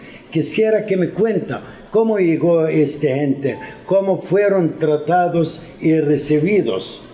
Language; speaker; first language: Spanish; non-native, fluent; Arabic